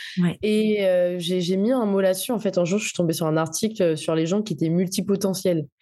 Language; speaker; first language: French; non-native, local second language; Morisyen